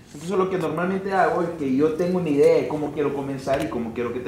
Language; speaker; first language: Spanish; native; Spanish